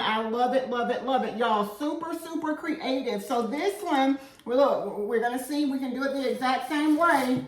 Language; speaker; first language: English; native; English